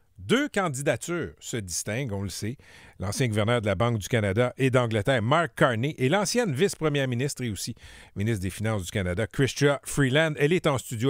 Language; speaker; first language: French; native; French